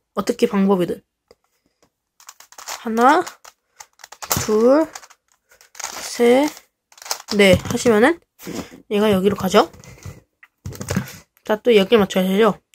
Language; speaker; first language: Korean; native; Korean